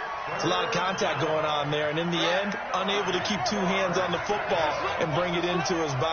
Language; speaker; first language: English; native; English